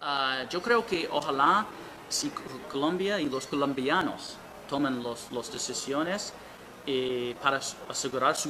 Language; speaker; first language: Spanish; non-native, learner; English